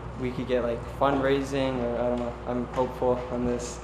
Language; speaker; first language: English; native; English